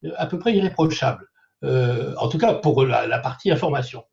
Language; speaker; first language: French; native; French